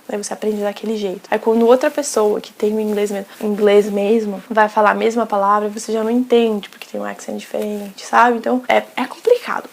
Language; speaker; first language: Portuguese; native; Portuguese